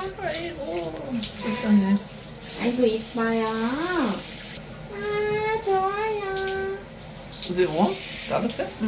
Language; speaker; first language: Korean; non-native, learner; English